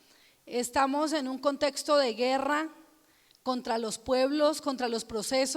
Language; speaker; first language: Spanish; native; Spanish